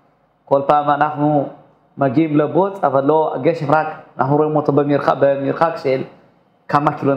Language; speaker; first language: Hebrew; non-native, fluent; Amharic